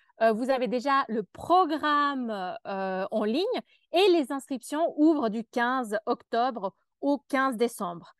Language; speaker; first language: French; native; French